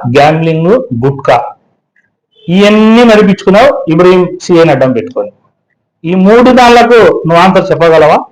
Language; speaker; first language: Telugu; native; Telugu